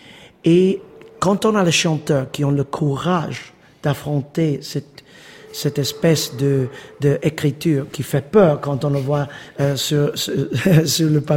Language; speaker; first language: French; non-native, fluent; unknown